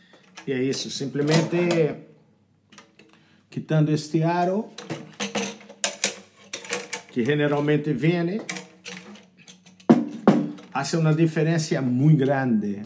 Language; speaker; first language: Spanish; non-native, learner; Portuguese